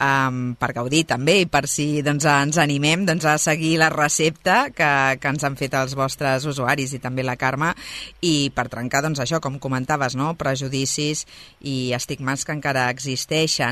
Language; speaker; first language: Catalan; native; Catalan